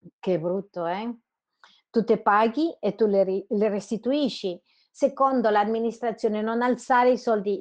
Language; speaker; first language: Italian; non-native, fluent; Spanish